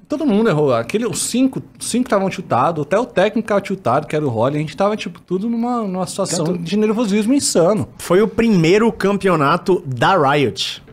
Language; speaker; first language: Portuguese; native; Portuguese